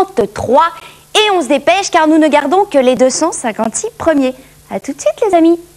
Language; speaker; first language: French; native; French